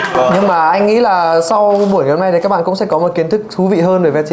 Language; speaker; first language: Vietnamese; native; Vietnamese